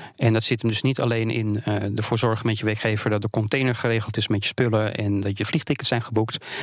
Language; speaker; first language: Dutch; native; Dutch